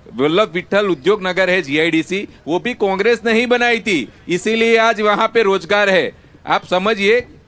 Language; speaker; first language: Hindi; non-native, local second language; Gujarati